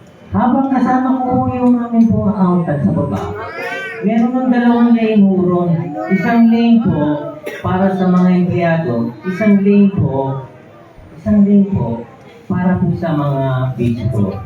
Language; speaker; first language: Filipino; native; Filipino